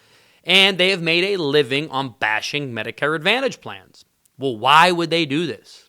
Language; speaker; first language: English; native; English